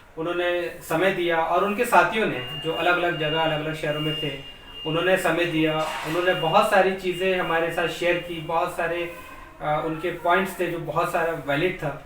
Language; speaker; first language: Hindi; native; Hindi